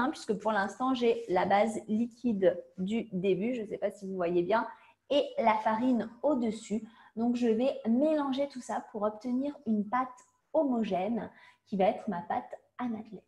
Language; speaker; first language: French; native; French